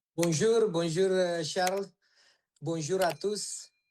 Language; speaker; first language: French; non-native, learner; Romanian